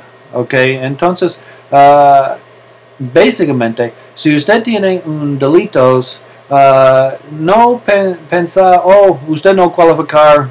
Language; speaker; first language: Spanish; non-native, learner; English